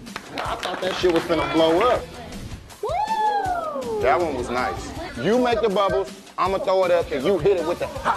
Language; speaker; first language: English; native; English